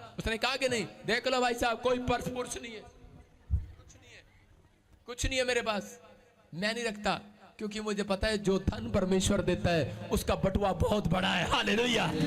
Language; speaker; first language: Hindi; non-native, local second language; Punjabi